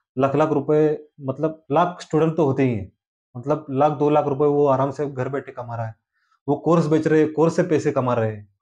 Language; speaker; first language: Hindi; non-native, local second language; Marathi